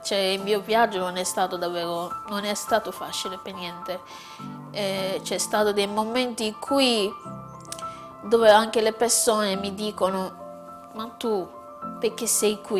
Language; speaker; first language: Italian; non-native, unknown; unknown